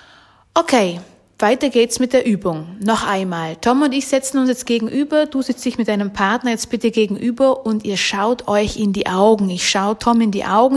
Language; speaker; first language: German; native; German